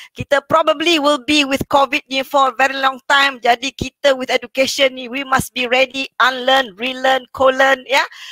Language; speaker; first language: English; non-native, local second language; Malay